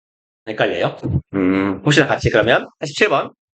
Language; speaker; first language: Korean; native; Korean